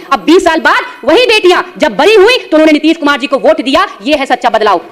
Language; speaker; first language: Hindi; native; Hindi